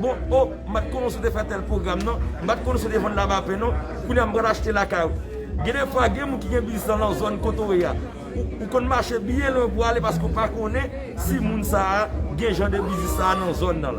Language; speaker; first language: French; non-native, local second language; Haitian Creole